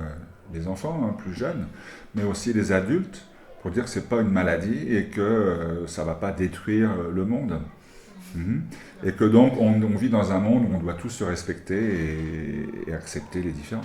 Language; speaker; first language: French; native; French